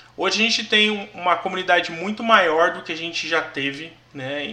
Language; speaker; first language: Portuguese; native; Portuguese